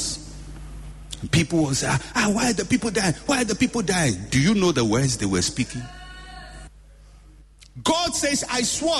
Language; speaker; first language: English; non-native, local second language; Akan